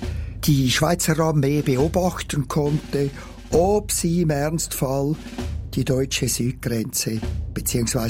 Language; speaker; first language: German; native; German